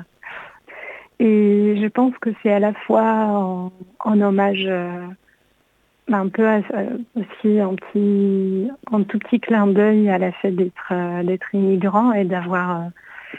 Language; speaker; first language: French; non-native, fluent; Hebrew